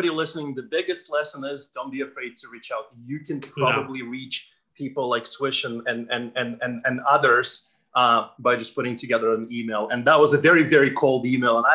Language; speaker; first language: English; non-native, fluent; Ukrainian